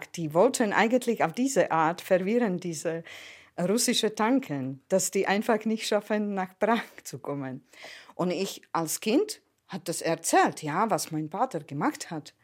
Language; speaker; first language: German; non-native, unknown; Slovak